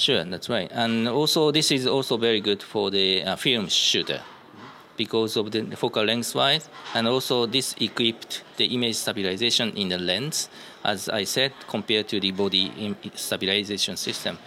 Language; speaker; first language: English; non-native, learner; Japanese